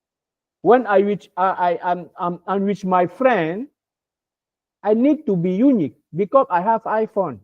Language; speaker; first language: English; non-native, learner; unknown